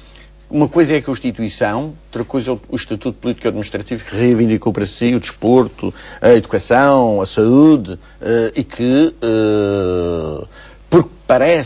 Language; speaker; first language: Portuguese; native; Portuguese